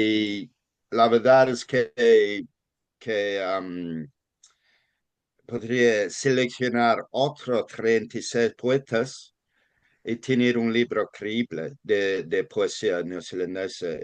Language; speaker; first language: Spanish; non-native, fluent; English